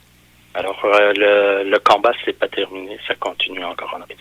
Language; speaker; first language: French; non-native, fluent; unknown